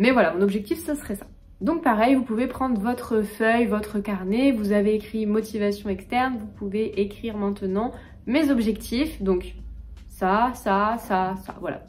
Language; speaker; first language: French; native; French